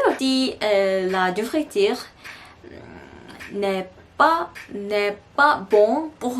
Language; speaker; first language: French; non-native, learner; Korean